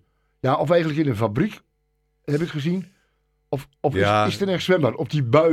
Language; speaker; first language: Dutch; native; Dutch